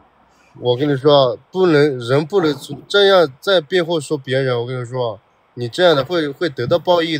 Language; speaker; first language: Chinese; native; Chinese